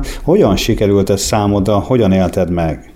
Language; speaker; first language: Hungarian; native; Hungarian